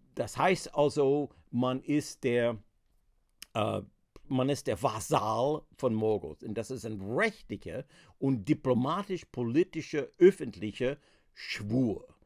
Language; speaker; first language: German; non-native, fluent; English